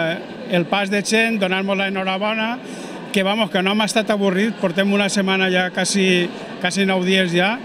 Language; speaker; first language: Catalan; native; Catalan